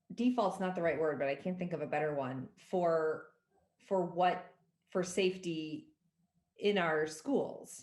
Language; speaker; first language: English; native; English